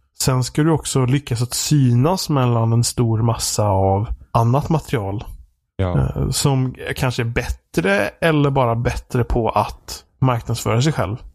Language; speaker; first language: Swedish; native; Swedish